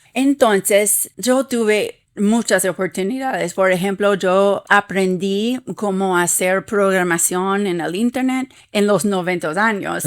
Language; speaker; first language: Spanish; non-native, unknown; English